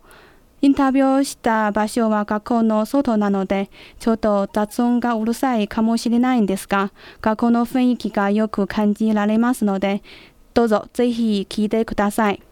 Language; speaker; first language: Japanese; non-native, fluent; Chinese